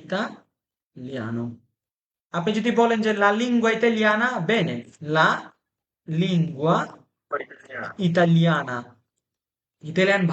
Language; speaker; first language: Italian; non-native, fluent; Bangla